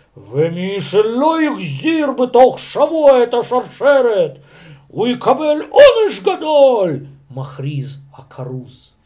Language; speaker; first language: Hebrew; non-native, fluent; Russian